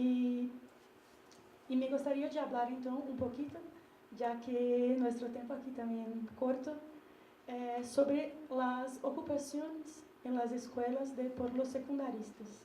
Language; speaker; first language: Spanish; non-native, learner; Portuguese